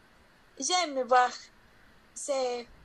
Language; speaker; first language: French; non-native, learner; Spanish